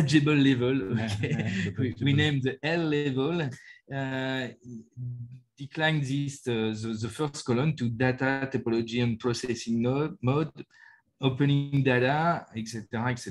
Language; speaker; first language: English; non-native, learner; French